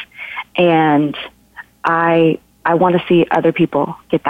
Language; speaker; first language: English; native; English